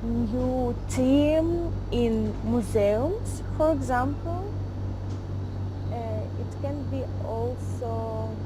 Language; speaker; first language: English; non-native, learner; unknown